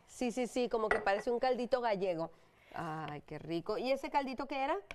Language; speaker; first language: Spanish; native; Spanish